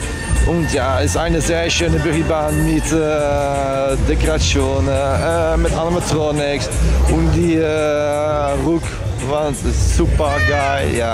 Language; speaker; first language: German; non-native, learner; Dutch